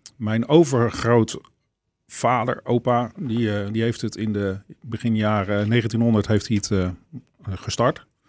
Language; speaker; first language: Dutch; native; Dutch